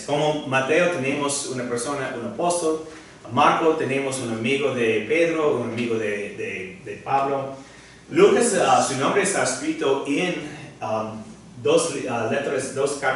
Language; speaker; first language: Spanish; non-native, fluent; English